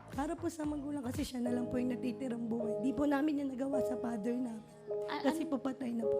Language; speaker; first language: Filipino; native; Filipino